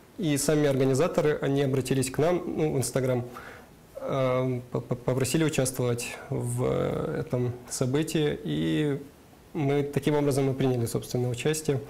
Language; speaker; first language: Russian; non-native, local second language; Karachay-Balkar